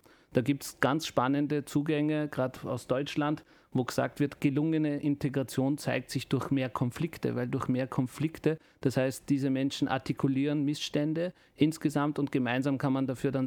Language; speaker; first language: German; early bilingual, other home language; Turkish